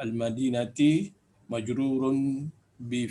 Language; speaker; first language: Arabic; non-native, learner; Malay